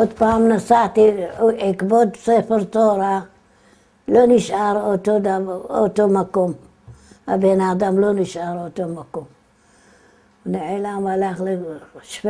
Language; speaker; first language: Hebrew; non-native, fluent; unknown